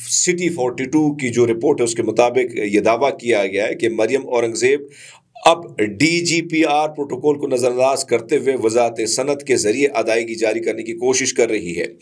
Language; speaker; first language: Urdu; non-native, local second language; Punjabi